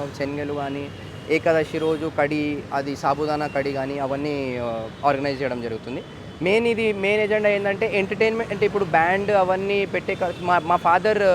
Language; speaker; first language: Telugu; native; Telugu